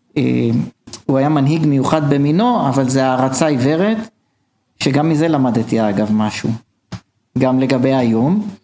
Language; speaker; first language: Hebrew; native; Hebrew